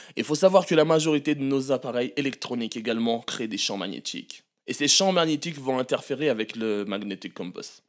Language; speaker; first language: French; non-native, local second language; Malagasy